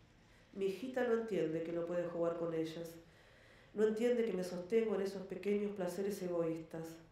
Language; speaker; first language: Spanish; native; Spanish